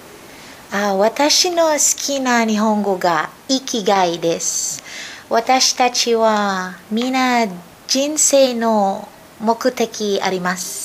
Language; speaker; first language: Japanese; non-native, learner; Filipino